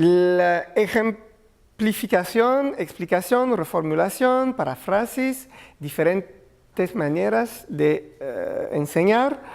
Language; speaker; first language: Spanish; non-native, learner; French